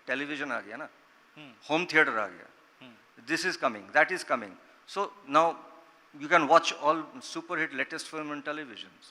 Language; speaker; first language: English; non-native, local second language; Bangla